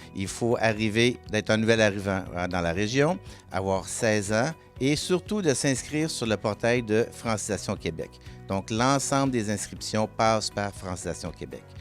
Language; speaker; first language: French; native; French